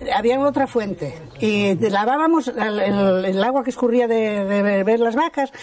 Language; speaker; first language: Spanish; native; Spanish